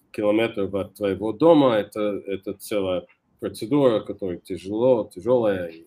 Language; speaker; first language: Russian; non-native, fluent; English